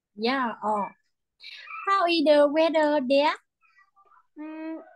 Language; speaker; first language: English; non-native, fluent; Vietnamese